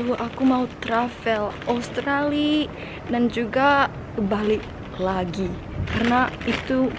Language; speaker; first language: Indonesian; non-native, learner; Japanese